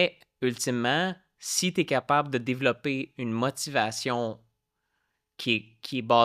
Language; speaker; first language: French; native; French